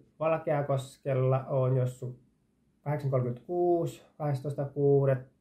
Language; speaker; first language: Finnish; native; Finnish